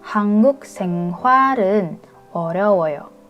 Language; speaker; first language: Korean; non-native, fluent; Indonesian